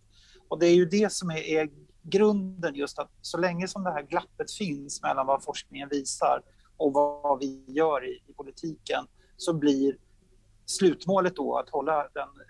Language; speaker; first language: Swedish; native; Swedish